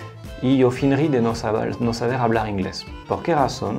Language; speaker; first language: Spanish; non-native, fluent; French